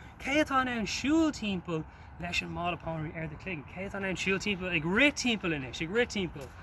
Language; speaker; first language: Irish; non-native, local second language; English